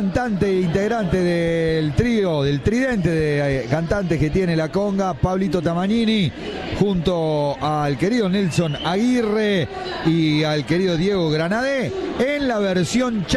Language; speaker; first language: Spanish; native; Spanish